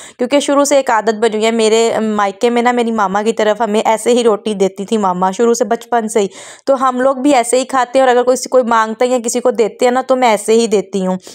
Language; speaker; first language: Urdu; non-native, local second language; Punjabi